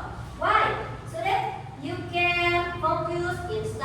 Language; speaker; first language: English; non-native, learner; Indonesian